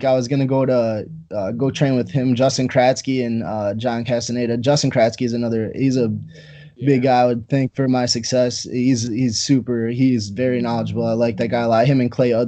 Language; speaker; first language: English; native; English